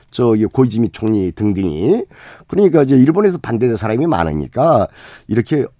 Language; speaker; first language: Korean; native; Korean